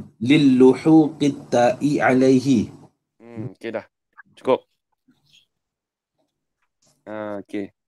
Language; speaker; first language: Arabic; non-native, fluent; Malay